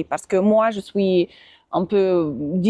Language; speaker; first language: French; non-native, fluent; Russian